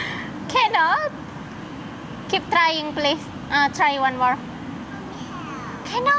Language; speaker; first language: English; non-native, learner; Indonesian